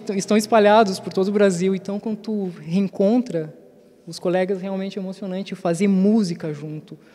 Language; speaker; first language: Portuguese; native; Portuguese